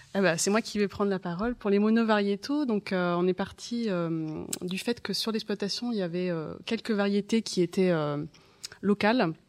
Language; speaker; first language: French; native; French